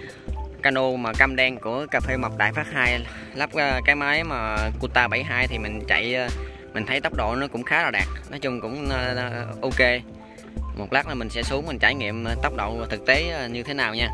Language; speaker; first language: Vietnamese; native; Vietnamese